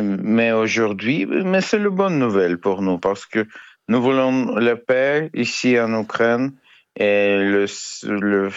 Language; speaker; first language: French; non-native, fluent; Ukrainian